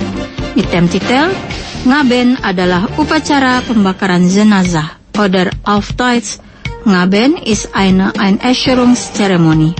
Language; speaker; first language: German; non-native, local second language; Indonesian